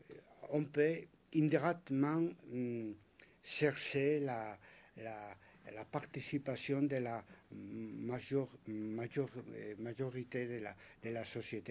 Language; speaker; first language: French; non-native, fluent; Spanish